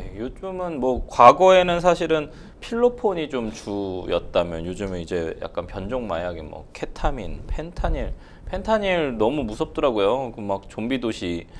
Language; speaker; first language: Korean; native; Korean